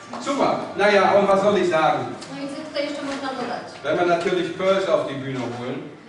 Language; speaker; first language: German; non-native, learner; Polish